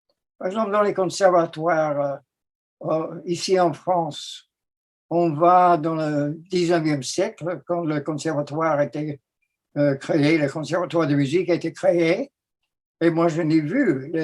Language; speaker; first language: French; non-native, fluent; English